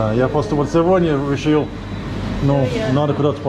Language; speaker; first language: Russian; non-native, learner; English